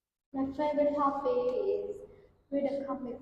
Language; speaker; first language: English; non-native, learner; Vietnamese